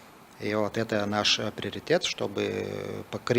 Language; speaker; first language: Russian; non-native, fluent; Lithuanian